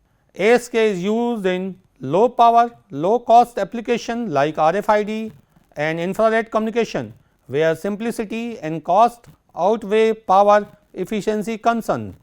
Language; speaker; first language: English; non-native, local second language; Hindi